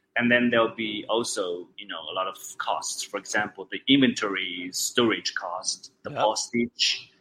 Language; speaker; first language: English; non-native, fluent; Chinese